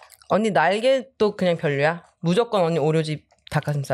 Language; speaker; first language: Korean; early bilingual, heritage; Korean